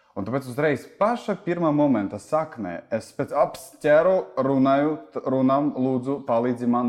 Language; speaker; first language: Latvian; non-native, local second language; Russian